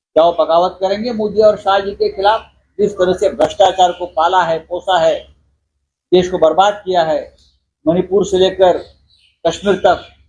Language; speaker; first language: Hindi; non-native, local second language; Marathi